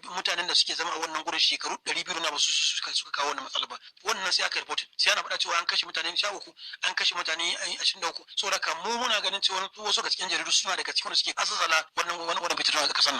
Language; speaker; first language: Hausa; native; Hausa